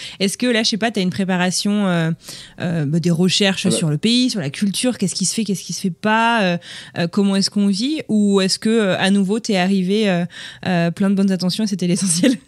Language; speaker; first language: French; native; French